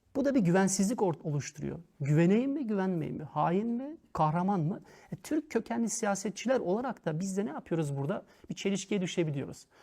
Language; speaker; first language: Turkish; early bilingual, heritage; Turkish